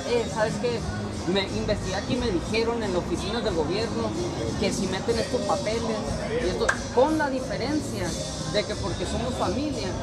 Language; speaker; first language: Spanish; early bilingual, heritage; Spanish